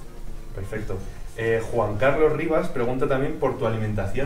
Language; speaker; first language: Spanish; native; Spanish